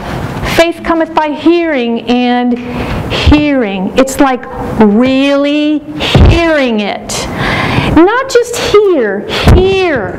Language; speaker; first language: English; native; English